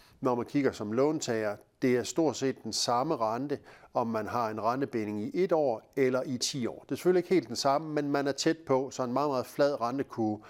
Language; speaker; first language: Danish; native; Danish